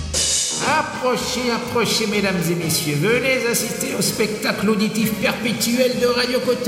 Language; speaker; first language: French; native; French